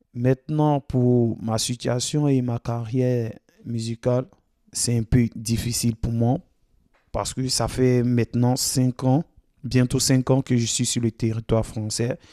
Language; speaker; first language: French; non-native, local second language; Dyula